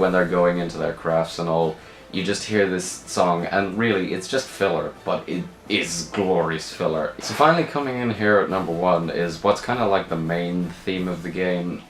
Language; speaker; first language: English; native; English